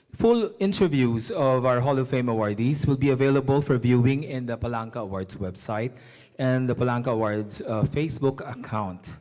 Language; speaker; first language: English; non-native, local second language; Filipino